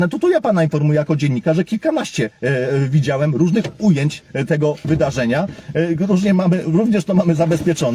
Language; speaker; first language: Polish; native; Polish